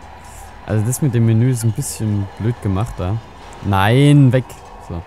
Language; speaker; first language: German; native; German